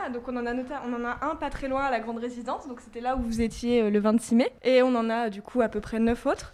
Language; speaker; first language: French; native; French